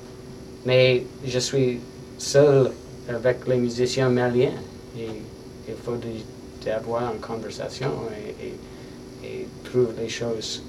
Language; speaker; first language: French; non-native, learner; English